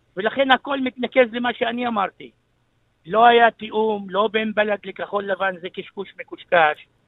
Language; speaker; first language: Hebrew; non-native, local second language; Arabic